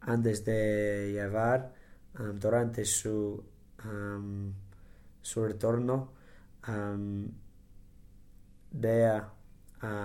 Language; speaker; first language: Spanish; non-native, learner; English